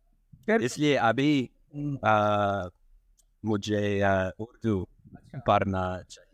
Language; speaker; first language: Hindi; non-native, learner; English